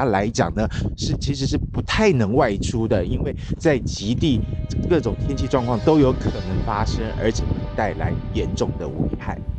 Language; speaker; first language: Chinese; native; Chinese